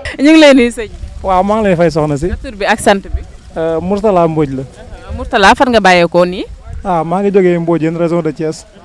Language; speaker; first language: Wolof; native; Wolof